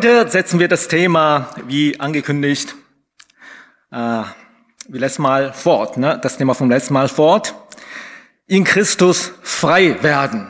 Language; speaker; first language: German; non-native, fluent; Chinese